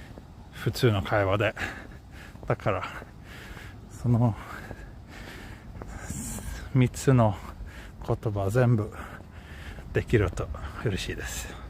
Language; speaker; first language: Japanese; non-native, fluent; Swedish